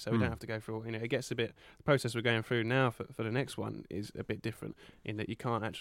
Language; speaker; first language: English; native; English